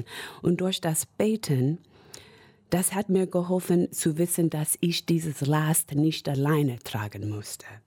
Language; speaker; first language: German; non-native, fluent; English